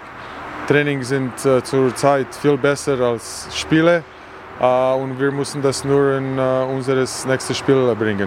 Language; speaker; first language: German; non-native, learner; English